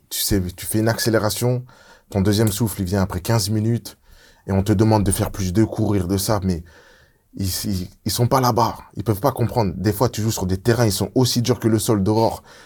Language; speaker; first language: French; early bilingual, other home language; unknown